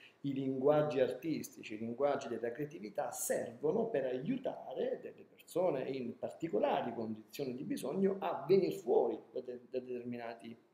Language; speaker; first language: Italian; native; Italian